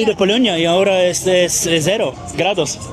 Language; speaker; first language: Spanish; non-native, learner; Polish